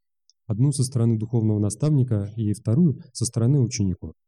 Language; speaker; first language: Russian; native; Russian